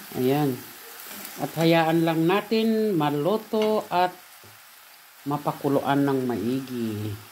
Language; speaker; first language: Filipino; non-native, local second language; Iloko